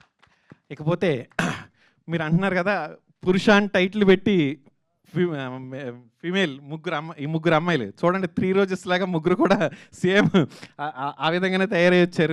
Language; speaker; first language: Telugu; native; Telugu